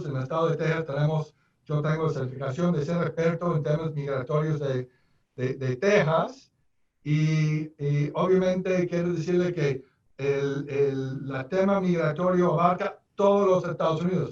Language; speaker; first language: Spanish; non-native, fluent; English